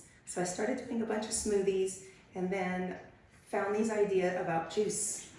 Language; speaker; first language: English; native; English